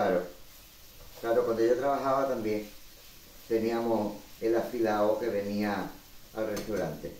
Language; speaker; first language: Spanish; native; Spanish